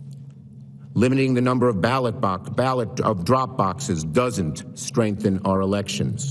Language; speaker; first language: English; native; English